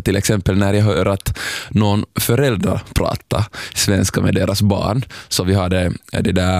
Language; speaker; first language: Swedish; non-native, local second language; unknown